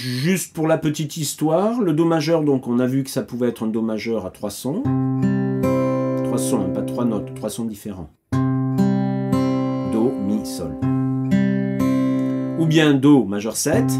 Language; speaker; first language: French; native; French